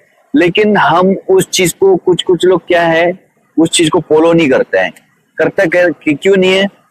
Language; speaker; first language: Hindi; non-native, local second language; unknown